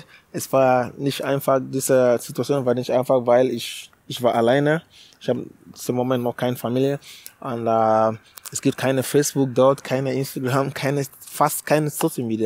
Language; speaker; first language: German; non-native, learner; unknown